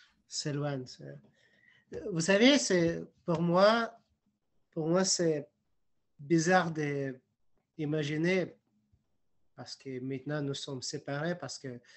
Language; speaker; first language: French; non-native, fluent; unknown